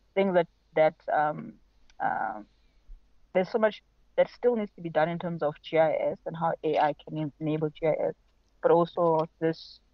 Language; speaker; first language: English; non-native, local second language; Xhosa